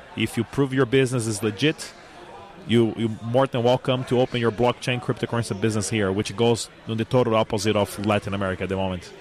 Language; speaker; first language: English; non-native, fluent; Portuguese